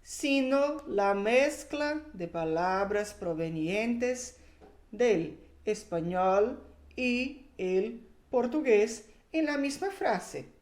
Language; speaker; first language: Spanish; non-native, fluent; Portuguese